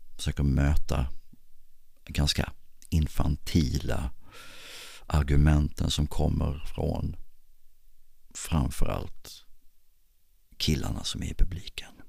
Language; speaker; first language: Swedish; native; Swedish